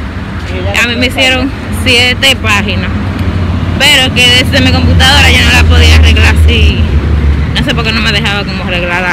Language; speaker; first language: Spanish; native; Spanish